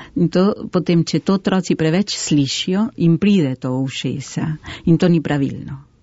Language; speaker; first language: Slovenian; early bilingual, heritage; Slovenian